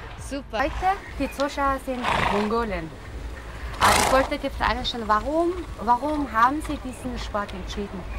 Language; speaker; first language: German; non-native, learner; Mongolian